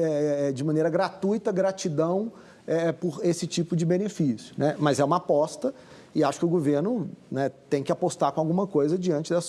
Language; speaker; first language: Portuguese; native; Portuguese